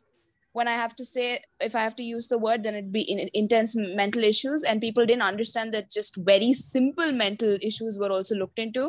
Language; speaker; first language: English; non-native, local second language; Malayalam